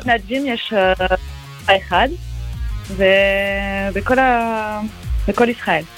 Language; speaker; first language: Hebrew; non-native, fluent; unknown